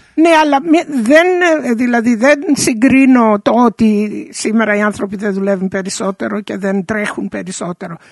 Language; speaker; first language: Greek; early bilingual, heritage; Greek